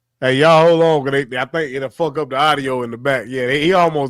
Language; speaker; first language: English; native; English